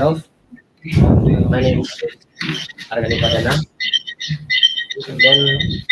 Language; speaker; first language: English; non-native, learner; Indonesian